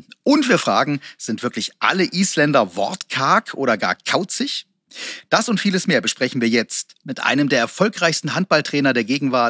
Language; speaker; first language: German; native; German